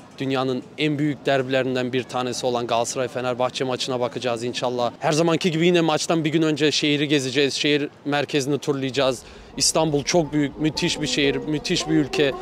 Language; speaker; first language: Turkish; early bilingual, heritage; Turkish